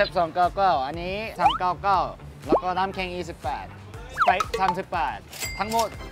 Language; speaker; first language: Thai; non-native, fluent; Korean